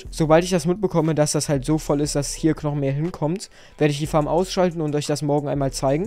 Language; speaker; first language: German; native; German